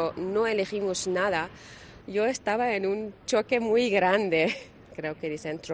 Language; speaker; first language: Spanish; non-native, learner; Persian